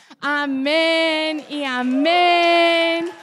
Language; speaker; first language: Spanish; non-native, fluent; English